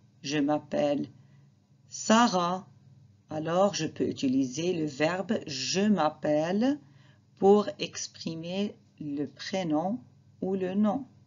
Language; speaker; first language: French; non-native, fluent; Arabic